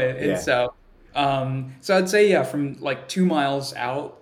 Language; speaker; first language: English; early bilingual, other home language; Swahili